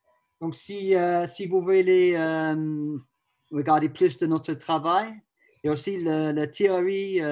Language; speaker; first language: French; non-native, learner; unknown